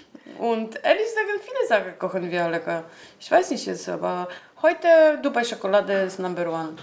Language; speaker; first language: German; non-native, learner; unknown